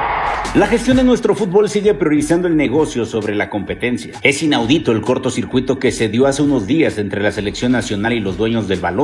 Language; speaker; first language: Spanish; native; Spanish